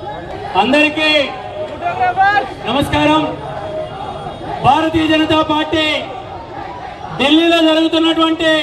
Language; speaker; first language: Telugu; native; Telugu